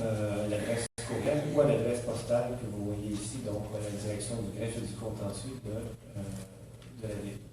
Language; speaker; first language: French; native; French